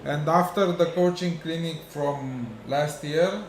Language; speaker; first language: English; non-native, learner; Romanian